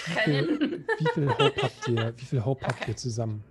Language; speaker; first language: German; native; German